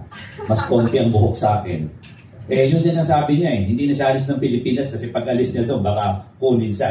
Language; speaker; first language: Filipino; native; Filipino